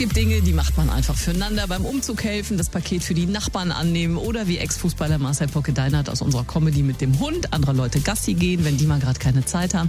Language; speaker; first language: German; native; German